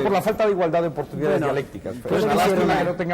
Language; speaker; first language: Spanish; native; Spanish